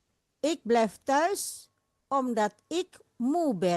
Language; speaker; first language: Dutch; non-native, fluent; Indonesian